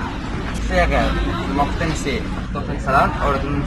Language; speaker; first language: German; non-native, learner; Catalan